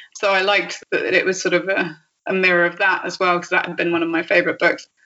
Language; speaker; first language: English; native; English